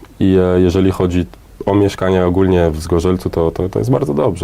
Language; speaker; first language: Polish; early bilingual, heritage; Polish